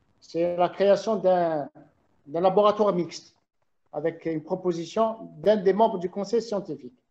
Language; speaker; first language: French; non-native, local second language; Arabic